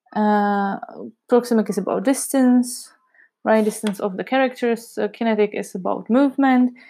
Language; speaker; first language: English; non-native, fluent; Czech